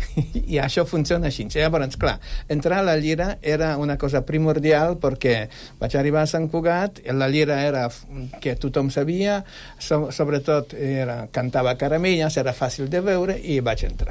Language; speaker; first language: Catalan; non-native, fluent; Polish